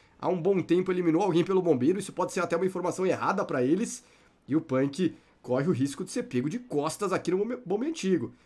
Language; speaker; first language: Portuguese; native; Portuguese